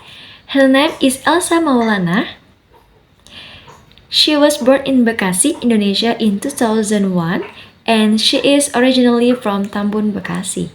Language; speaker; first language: English; non-native, learner; Indonesian